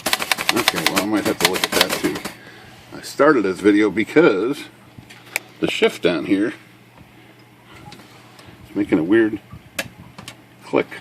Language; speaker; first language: English; native; English